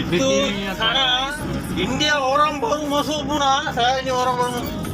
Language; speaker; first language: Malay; non-native, learner; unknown